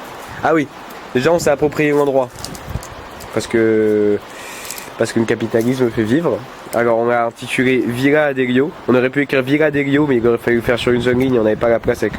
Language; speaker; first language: French; native; French